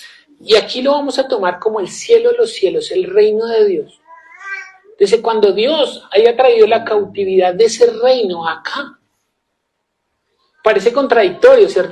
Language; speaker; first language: Spanish; native; Spanish